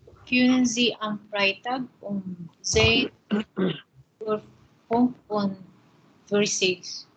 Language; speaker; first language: German; non-native, learner; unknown